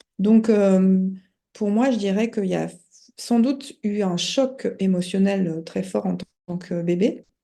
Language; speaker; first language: French; native; French